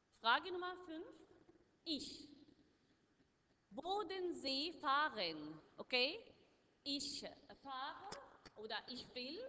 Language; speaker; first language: German; non-native, learner; Arabic